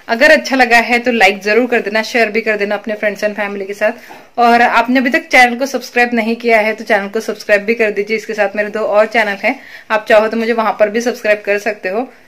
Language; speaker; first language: Hindi; native; Hindi